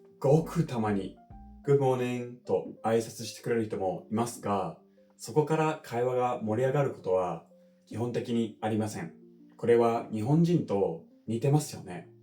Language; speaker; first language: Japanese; non-native, fluent; English